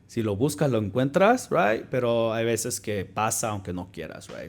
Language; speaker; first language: Spanish; early bilingual, heritage; Spanish